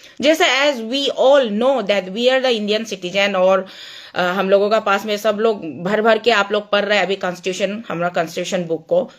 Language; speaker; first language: Hindi; non-native, local second language; Nyishi